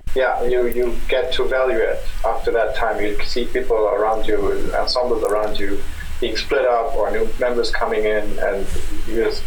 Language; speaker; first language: English; non-native, fluent; German